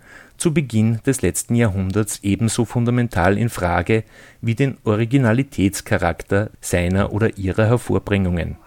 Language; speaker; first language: German; native; German